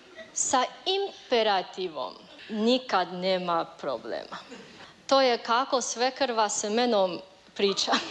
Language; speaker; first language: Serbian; non-native, learner; Chinese